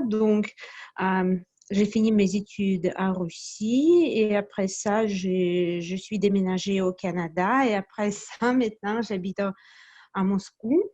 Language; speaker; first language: French; non-native, fluent; Russian